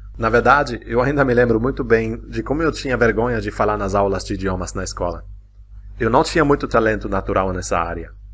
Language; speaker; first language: Portuguese; non-native, fluent; German